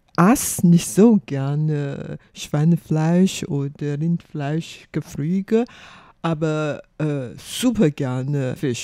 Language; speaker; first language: German; non-native, fluent; Chinese